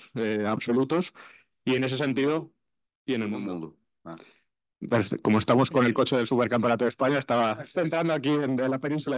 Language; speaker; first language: Spanish; native; Spanish